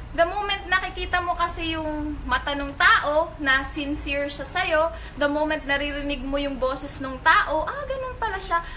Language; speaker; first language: Filipino; non-native, local second language; Cebuano